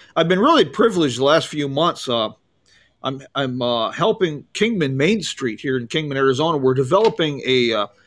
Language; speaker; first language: English; native; English